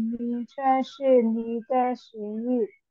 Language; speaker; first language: Chinese; non-native, learner; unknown